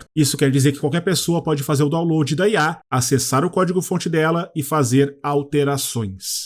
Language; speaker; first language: Portuguese; native; Portuguese